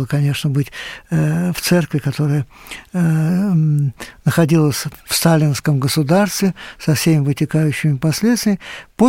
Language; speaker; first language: Russian; native; Russian